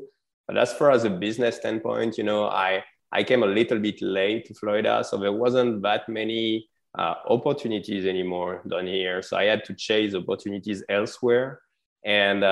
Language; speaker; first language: English; non-native, fluent; French